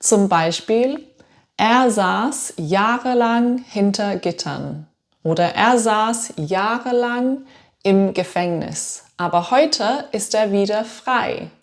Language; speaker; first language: German; non-native, fluent; English